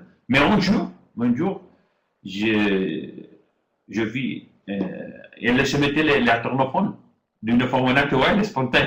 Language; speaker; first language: French; non-native, learner; Spanish